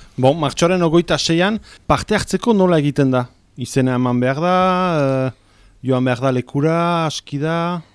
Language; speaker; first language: Basque; native; Basque